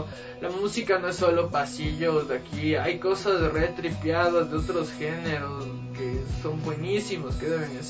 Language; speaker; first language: Spanish; native; Spanish